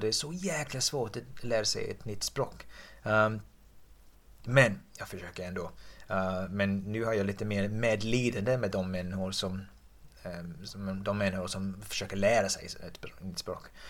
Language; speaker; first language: Swedish; non-native, fluent; English